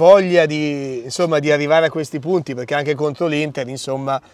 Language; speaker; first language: Italian; native; Italian